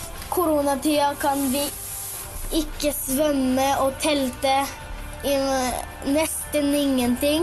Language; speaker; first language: Norwegian; early bilingual, heritage; Japanese